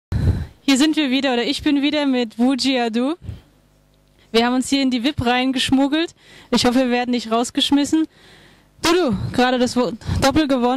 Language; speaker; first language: German; native; German